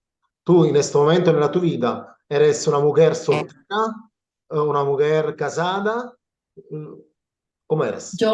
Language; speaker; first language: Spanish; non-native, learner; Italian